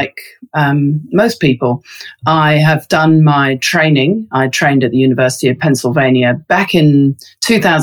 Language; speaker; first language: English; native; English